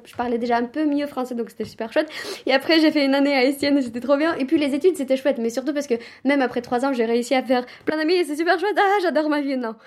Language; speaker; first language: French; early bilingual, other home language; Romanian